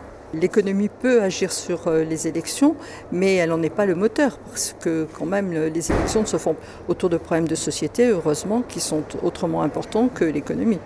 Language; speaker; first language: French; native; French